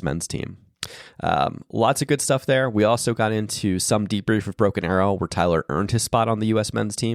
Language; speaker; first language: English; native; English